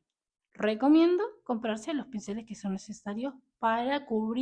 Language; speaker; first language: Spanish; native; Spanish